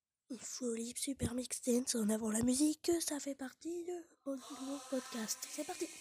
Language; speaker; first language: French; native; French